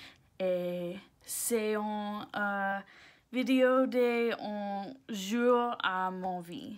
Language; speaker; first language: French; non-native, learner; English